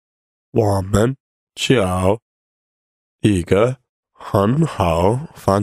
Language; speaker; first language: Chinese; non-native, learner; English